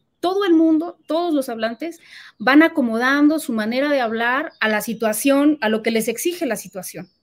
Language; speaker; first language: Spanish; native; Spanish